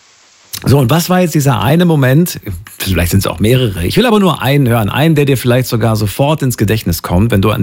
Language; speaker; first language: German; native; German